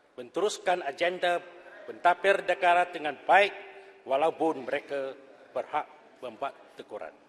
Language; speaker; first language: Malay; non-native, local second language; Chinese